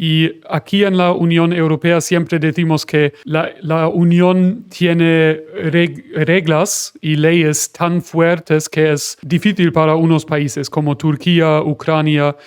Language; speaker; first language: Spanish; non-native, fluent; German